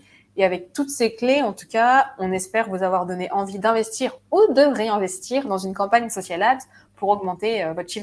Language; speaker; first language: French; native; French